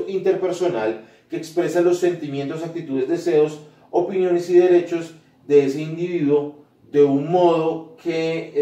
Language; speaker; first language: Spanish; native; Spanish